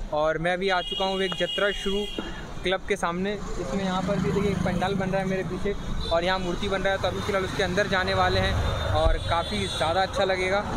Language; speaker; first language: Hindi; native; Hindi